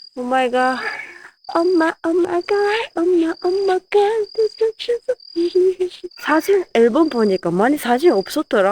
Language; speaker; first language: Korean; non-native, fluent; Japanese